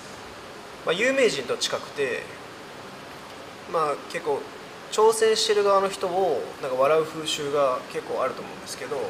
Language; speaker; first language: Japanese; native; Japanese